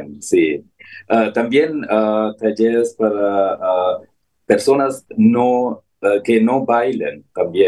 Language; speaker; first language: Spanish; non-native, learner; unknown